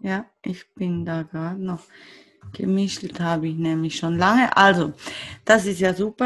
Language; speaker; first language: German; native; German